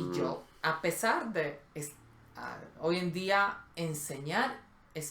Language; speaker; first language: Spanish; non-native, fluent; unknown